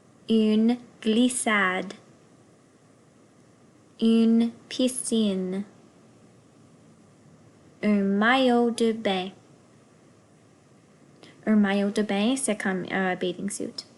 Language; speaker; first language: French; non-native, fluent; English